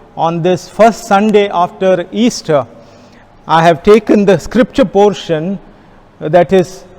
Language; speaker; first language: English; non-native, local second language; Kannada